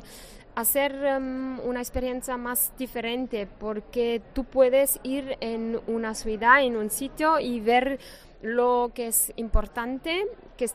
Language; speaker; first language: Spanish; non-native, fluent; German